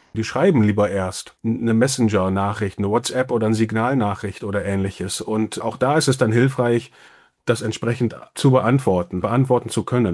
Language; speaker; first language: German; native; German